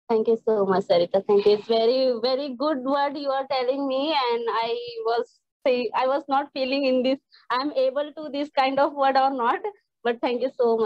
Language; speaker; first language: English; non-native, learner; Hindi